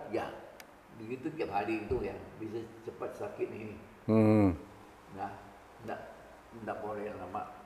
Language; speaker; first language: Indonesian; early bilingual, other home language; Min Nan Chinese